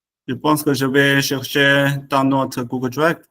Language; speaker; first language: French; non-native, learner; Chinese